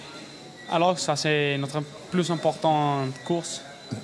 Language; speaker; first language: French; non-native, learner; Spanish